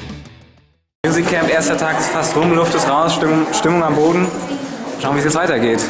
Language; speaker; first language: German; native; German